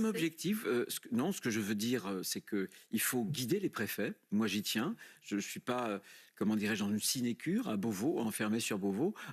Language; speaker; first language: French; native; French